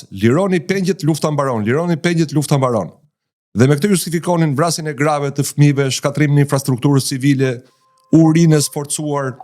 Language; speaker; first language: Albanian; native; Albanian